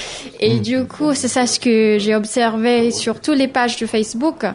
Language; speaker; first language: French; non-native, fluent; Filipino